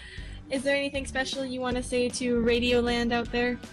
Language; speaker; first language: English; native; English